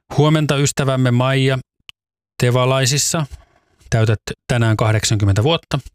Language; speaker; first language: Finnish; native; Finnish